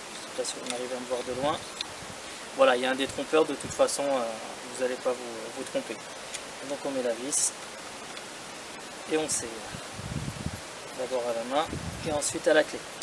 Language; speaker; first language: French; native; French